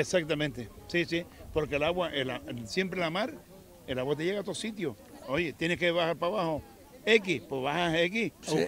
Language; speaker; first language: Spanish; native; Spanish